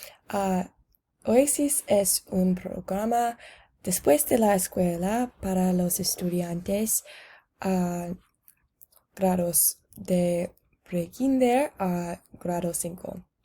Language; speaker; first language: Spanish; non-native, learner; English